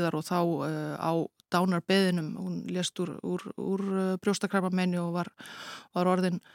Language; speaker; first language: Icelandic; native; Icelandic